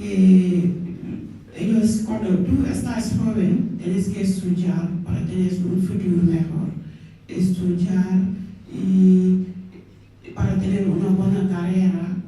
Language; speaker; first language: Spanish; non-native, local second language; Wolof